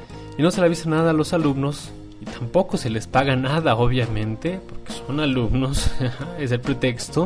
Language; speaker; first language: Spanish; native; Spanish